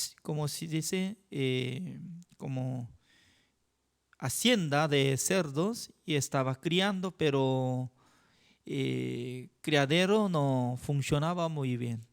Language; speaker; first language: Spanish; non-native, fluent; Korean